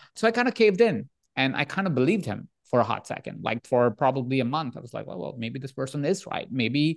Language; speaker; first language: English; non-native, local second language; Hindi